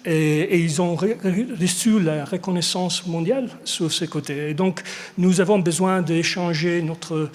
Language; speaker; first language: French; non-native, fluent; English